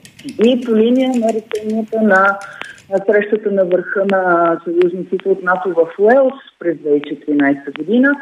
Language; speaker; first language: Bulgarian; native; Bulgarian